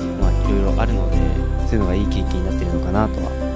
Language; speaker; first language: Japanese; native; Japanese